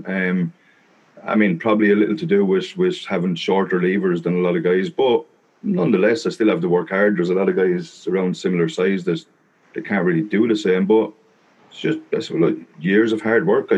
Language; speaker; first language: English; native; English